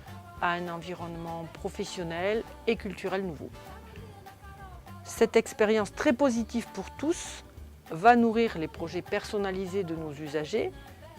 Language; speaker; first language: French; native; French